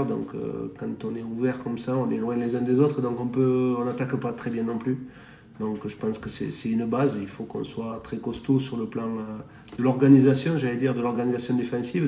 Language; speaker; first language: French; native; French